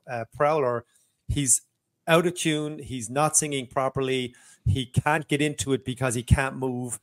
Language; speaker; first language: English; native; English